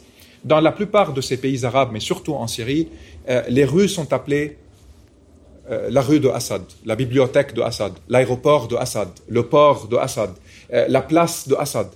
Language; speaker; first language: French; non-native, local second language; Arabic